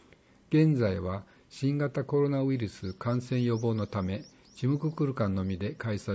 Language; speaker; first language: Japanese; native; Japanese